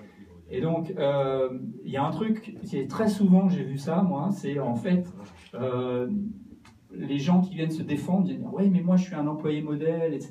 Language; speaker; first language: French; native; French